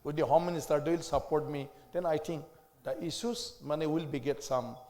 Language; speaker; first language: English; non-native, local second language; Assamese